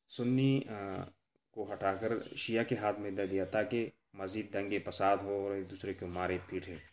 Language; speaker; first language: Urdu; non-native, local second language; Pashto